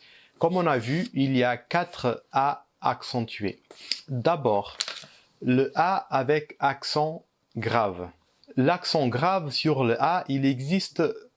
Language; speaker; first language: French; early bilingual, heritage; Portuguese